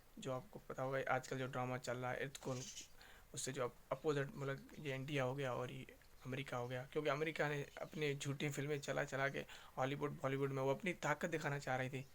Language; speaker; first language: Urdu; non-native, local second language; Sindhi